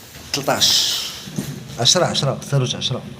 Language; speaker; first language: Arabic; native; Arabic